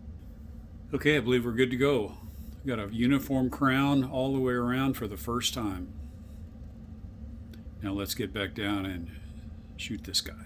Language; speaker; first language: English; native; English